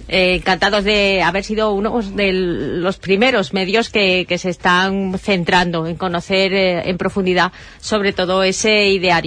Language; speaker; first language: Spanish; native; Spanish